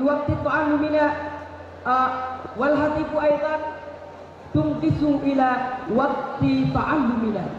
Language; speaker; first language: Arabic; non-native, learner; Achinese